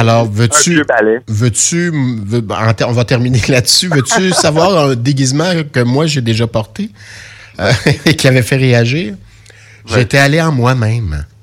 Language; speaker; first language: French; native; French